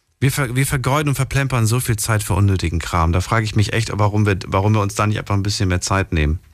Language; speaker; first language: German; native; German